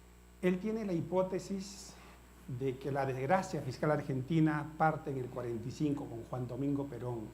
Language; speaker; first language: Spanish; native; Spanish